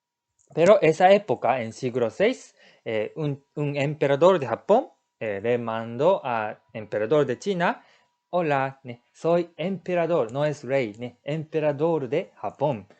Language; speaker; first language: Spanish; non-native, learner; Japanese